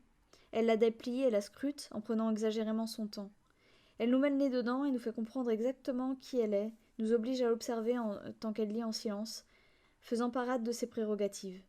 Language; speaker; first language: French; native; French